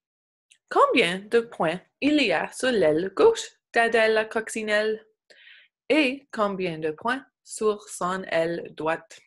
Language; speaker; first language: French; non-native, local second language; English